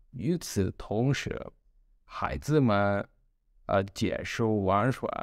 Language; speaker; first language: Chinese; non-native, learner; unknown